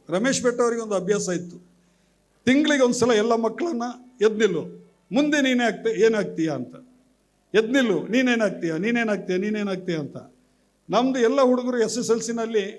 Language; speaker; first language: Kannada; non-native, local second language; Malayalam